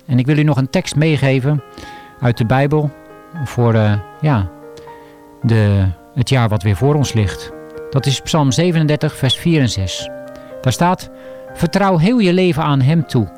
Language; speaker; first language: Dutch; native; Dutch